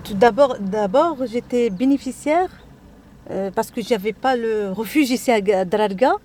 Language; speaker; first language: French; non-native, local second language; Arabic